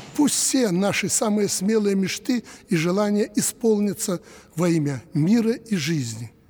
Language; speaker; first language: Russian; native; Russian